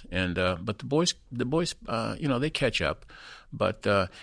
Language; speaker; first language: English; native; English